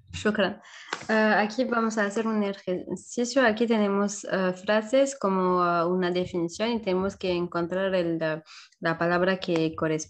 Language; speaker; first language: Spanish; non-native, learner; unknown